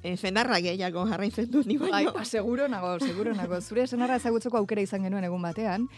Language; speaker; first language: Basque; non-native, fluent; Spanish